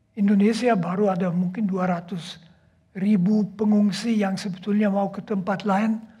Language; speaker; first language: Indonesian; non-native, fluent; German